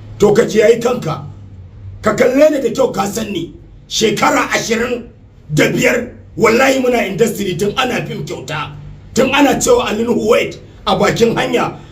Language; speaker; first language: Hausa; native; Hausa